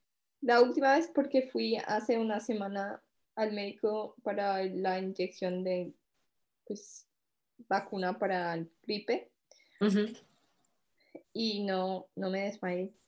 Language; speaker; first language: Spanish; early bilingual, heritage; Spanish